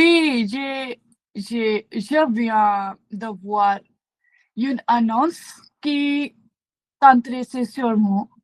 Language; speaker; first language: French; non-native, learner; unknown